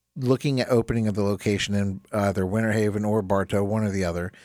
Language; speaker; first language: English; native; English